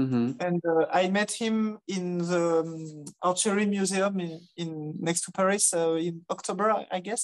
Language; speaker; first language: English; non-native, fluent; French